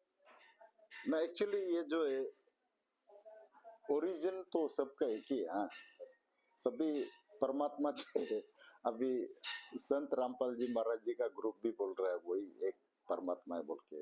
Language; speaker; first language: Hindi; non-native, local second language; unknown